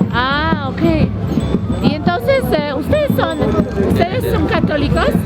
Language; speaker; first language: Spanish; non-native, fluent; Polish